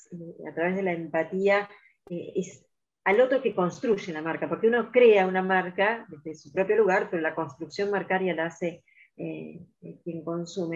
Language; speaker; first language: Spanish; native; Spanish